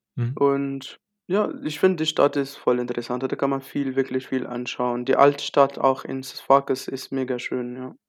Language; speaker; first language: German; non-native, learner; Arabic